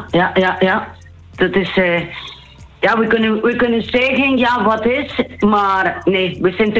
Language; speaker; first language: Dutch; non-native, learner; Spanish